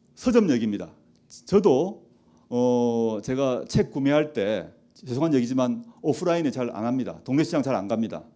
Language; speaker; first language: Korean; native; Korean